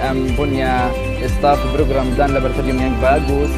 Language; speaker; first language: Indonesian; non-native, learner; Arabic